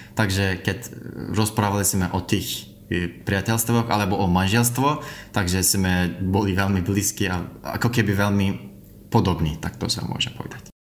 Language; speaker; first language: Slovak; non-native, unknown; Turkish